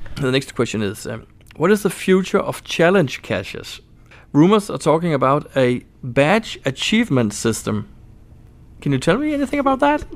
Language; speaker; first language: English; non-native, fluent; Danish